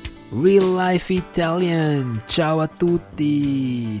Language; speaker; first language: Italian; non-native, fluent; Hebrew